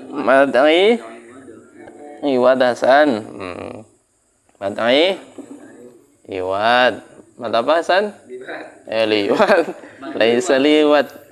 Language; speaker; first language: Arabic; non-native, fluent; Indonesian